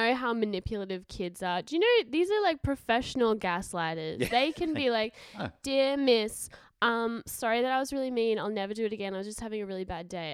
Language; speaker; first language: English; native; English